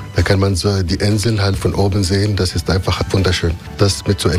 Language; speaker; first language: German; non-native, fluent; Arabic